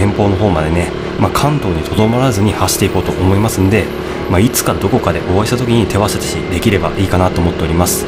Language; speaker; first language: Japanese; native; Japanese